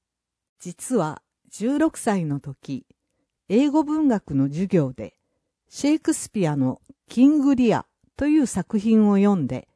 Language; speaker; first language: Japanese; non-native, fluent; English